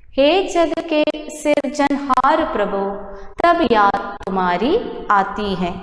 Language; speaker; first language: Hindi; non-native, local second language; Malayalam